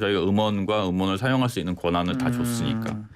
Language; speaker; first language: Korean; native; Korean